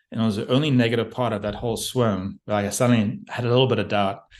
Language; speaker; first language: English; native; English